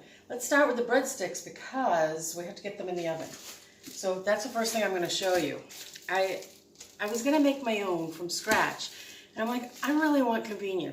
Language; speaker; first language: English; native; English